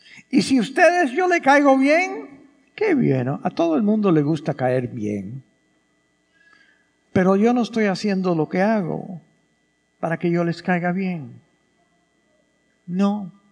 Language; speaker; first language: Spanish; early bilingual, other home language; English